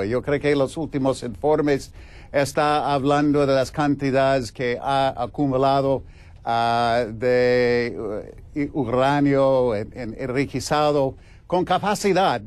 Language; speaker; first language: Spanish; non-native, fluent; English